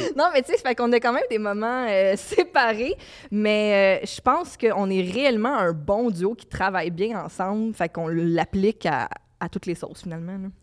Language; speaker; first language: French; native; French